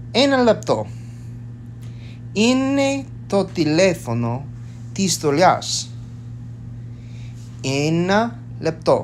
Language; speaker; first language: Greek; non-native, learner; English